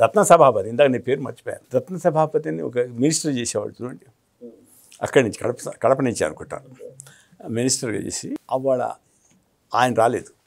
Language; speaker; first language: Telugu; native; Telugu